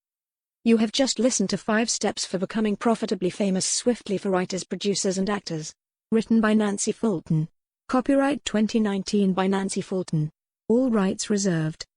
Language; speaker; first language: English; native; English